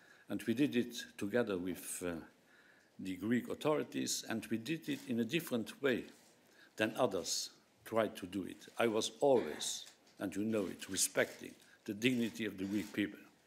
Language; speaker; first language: English; non-native, fluent; Luxembourgish